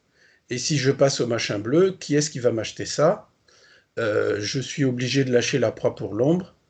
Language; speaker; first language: French; native; French